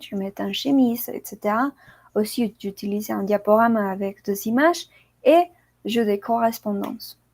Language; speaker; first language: French; non-native, learner; Spanish